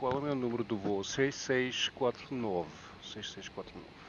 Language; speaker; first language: Portuguese; non-native, learner; German